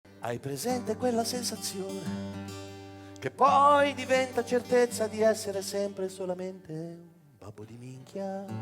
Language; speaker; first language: Italian; native; Italian